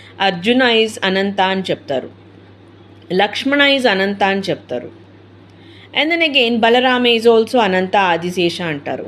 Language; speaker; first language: English; non-native, local second language; Telugu